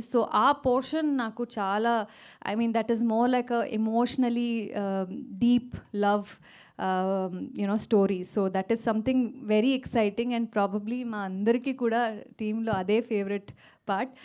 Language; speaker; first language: Telugu; non-native, local second language; Kannada